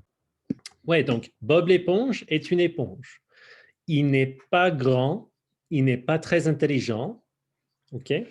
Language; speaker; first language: French; non-native, fluent; English